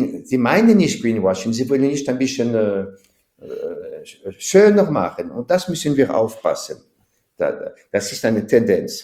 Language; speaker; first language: German; non-native, fluent; French